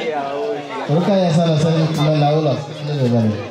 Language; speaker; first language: Finnish; non-native, fluent; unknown